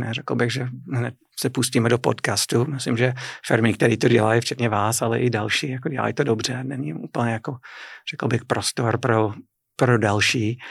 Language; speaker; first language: Czech; non-native, fluent; English